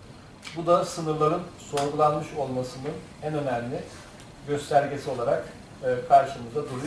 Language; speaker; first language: Turkish; native; Turkish